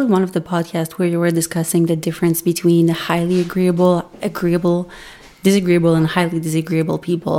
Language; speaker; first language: English; non-native, fluent; French